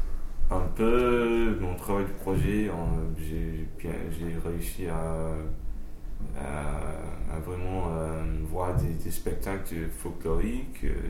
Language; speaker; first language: French; non-native, fluent; English